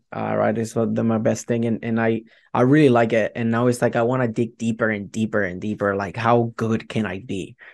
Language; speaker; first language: English; non-native, fluent; Spanish